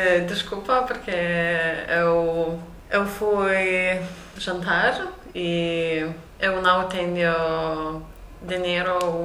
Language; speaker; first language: Portuguese; non-native, learner; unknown